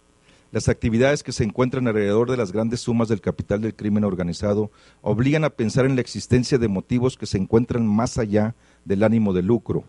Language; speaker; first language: Spanish; native; Spanish